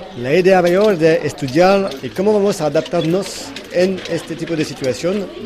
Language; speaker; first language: Spanish; non-native, learner; French